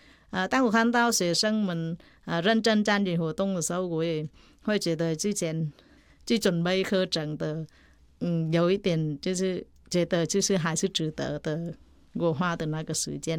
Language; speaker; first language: Chinese; non-native, fluent; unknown